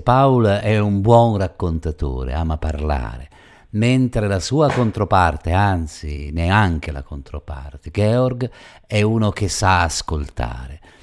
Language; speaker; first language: Italian; native; Italian